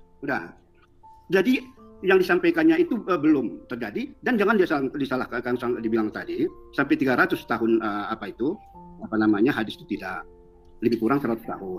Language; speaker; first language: Indonesian; native; Indonesian